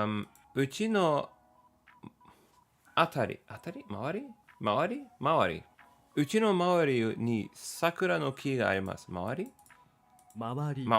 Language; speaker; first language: Japanese; non-native, learner; English